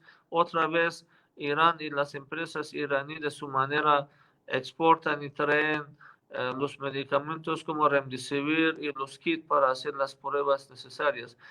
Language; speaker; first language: Spanish; non-native, fluent; Persian